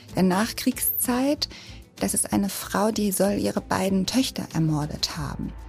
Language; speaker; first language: German; native; German